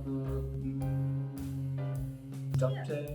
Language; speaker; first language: Korean; non-native, learner; English